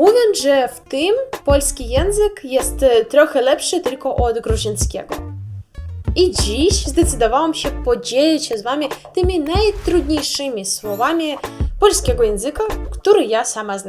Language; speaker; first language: Polish; non-native, learner; Russian